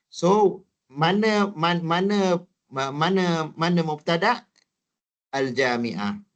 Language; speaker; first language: Arabic; non-native, fluent; Malay